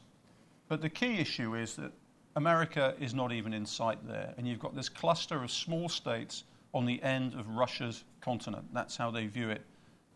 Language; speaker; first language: English; native; English